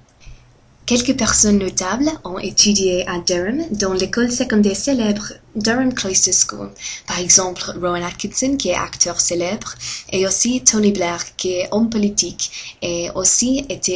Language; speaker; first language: French; non-native, fluent; English